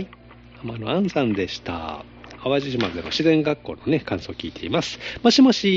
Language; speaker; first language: Japanese; native; Japanese